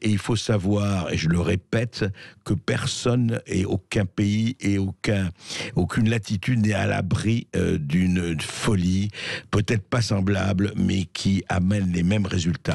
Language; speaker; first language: French; native; French